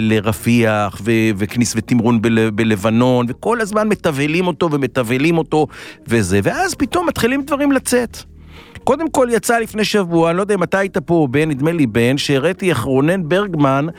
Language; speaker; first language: Hebrew; native; Hebrew